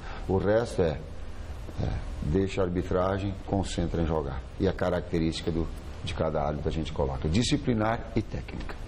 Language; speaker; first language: Portuguese; native; Portuguese